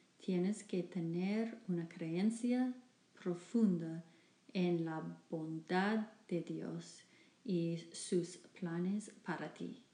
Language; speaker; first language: Spanish; non-native, fluent; English